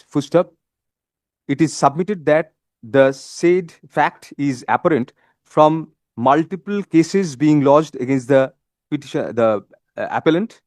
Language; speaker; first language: English; non-native, local second language; Bangla